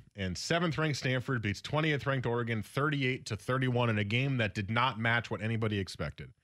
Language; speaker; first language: English; native; English